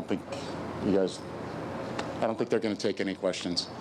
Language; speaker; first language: English; native; English